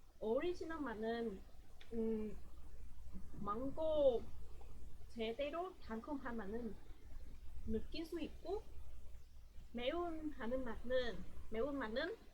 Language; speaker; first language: Korean; non-native, learner; Vietnamese